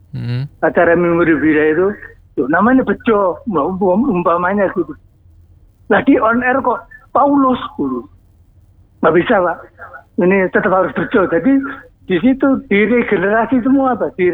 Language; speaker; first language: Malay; non-native, local second language; Javanese